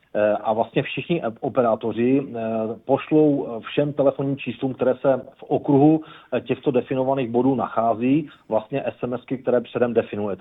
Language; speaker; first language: Czech; native; Czech